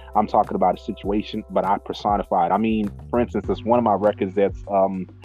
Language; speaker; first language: English; non-native, local second language; Shona